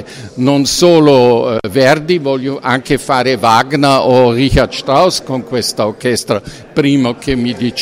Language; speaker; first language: Italian; non-native, fluent; German